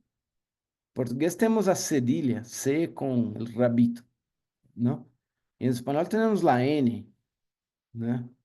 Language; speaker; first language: Spanish; non-native, learner; Portuguese